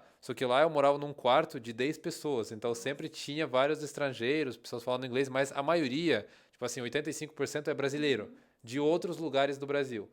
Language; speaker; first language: Portuguese; non-native, fluent; Russian